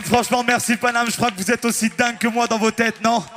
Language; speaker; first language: French; native; French